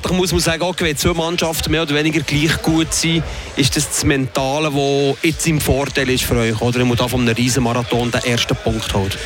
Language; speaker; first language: German; native; German